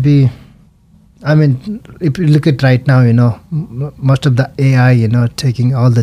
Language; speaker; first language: English; non-native, local second language; Nepali